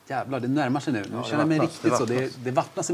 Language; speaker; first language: Swedish; native; Swedish